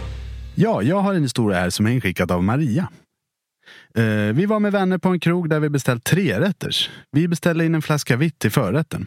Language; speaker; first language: Swedish; native; Swedish